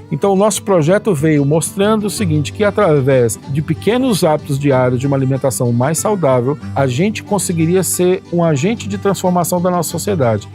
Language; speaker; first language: Portuguese; native; Portuguese